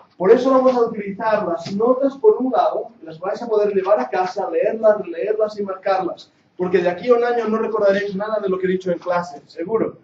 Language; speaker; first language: Spanish; non-native, fluent; English